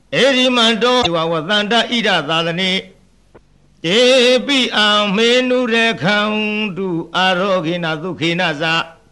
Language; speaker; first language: Burmese; native; Burmese